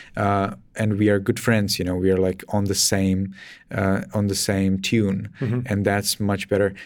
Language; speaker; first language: English; non-native, fluent; Czech